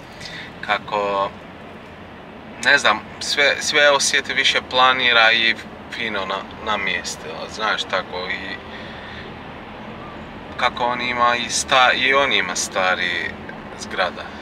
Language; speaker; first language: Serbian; non-native, learner; Turkish